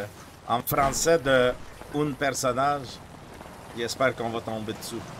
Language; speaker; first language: French; native; French